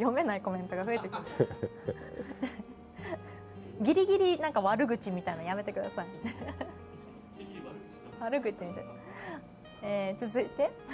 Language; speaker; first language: Japanese; native; Japanese